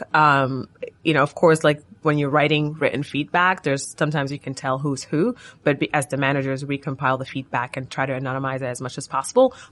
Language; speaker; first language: English; non-native, fluent; Arabic